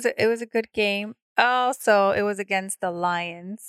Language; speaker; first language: English; early bilingual, other home language; Spanish